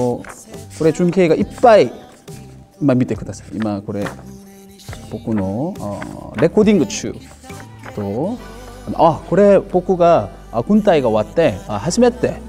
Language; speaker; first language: Japanese; non-native, fluent; Korean